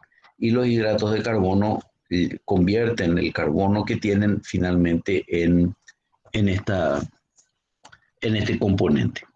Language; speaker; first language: Spanish; native; Spanish